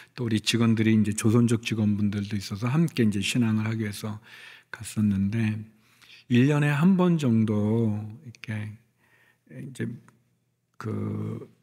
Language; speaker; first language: Korean; native; Korean